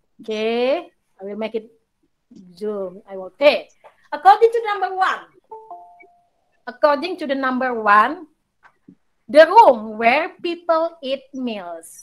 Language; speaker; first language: English; non-native, learner; Indonesian